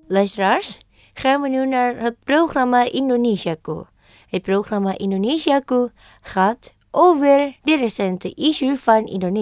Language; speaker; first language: Dutch; non-native, fluent; Indonesian